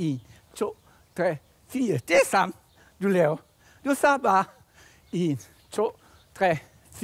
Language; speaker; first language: Danish; non-native, fluent; French